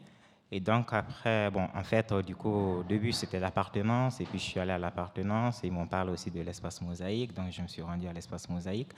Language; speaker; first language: French; non-native, local second language; Fula